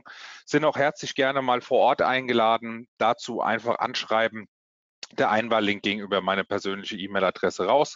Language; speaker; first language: German; native; German